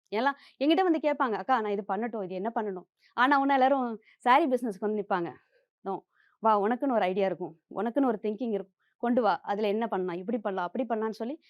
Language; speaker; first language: Tamil; native; Tamil